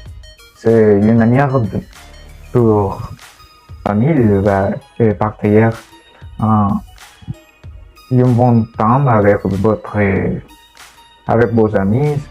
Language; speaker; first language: French; non-native, learner; Spanish